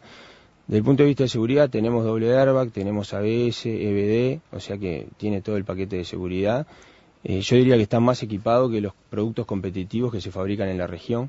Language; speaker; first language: Spanish; native; Spanish